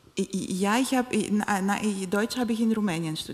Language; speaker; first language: German; non-native, fluent; Romanian